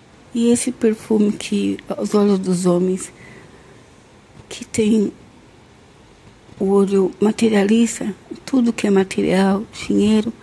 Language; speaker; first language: Portuguese; native; Portuguese